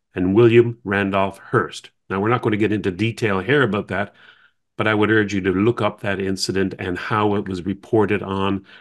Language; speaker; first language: English; native; English